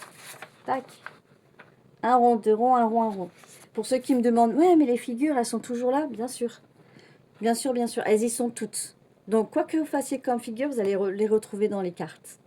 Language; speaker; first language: French; native; French